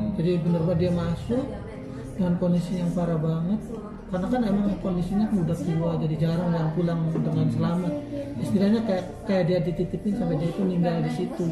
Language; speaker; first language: Indonesian; native; Indonesian